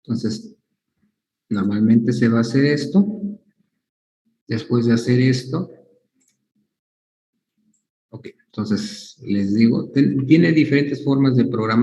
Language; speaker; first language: Spanish; native; Spanish